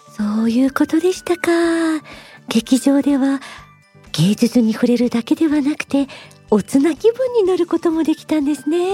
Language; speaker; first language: Japanese; native; Japanese